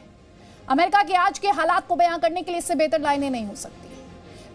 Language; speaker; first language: Hindi; native; Hindi